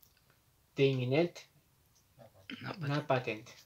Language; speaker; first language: Russian; non-native, fluent; Uzbek